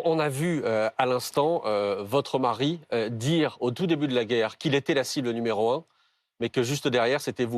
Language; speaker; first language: French; native; French